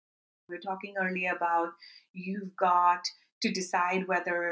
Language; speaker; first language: English; non-native, local second language; Urdu